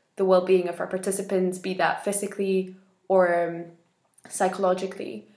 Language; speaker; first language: English; non-native, fluent; Spanish